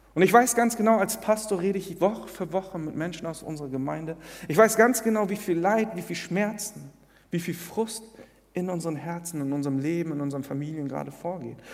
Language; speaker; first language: German; early bilingual, other home language; Korean